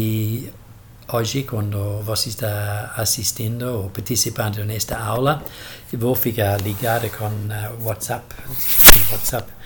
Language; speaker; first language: Portuguese; non-native, fluent; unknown